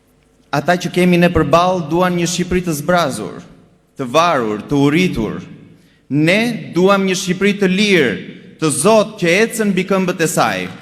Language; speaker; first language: Albanian; native; Albanian